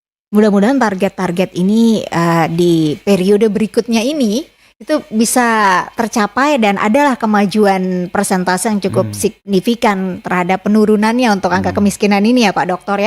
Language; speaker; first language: Indonesian; native; Indonesian